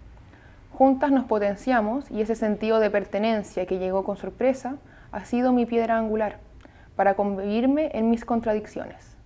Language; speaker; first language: Spanish; native; Spanish